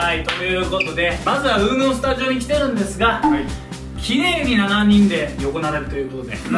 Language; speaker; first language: Japanese; native; Japanese